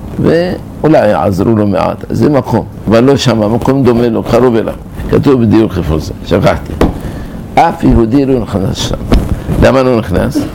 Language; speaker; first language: Hebrew; early bilingual, other home language; Arabic